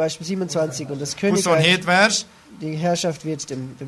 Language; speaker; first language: German; native; German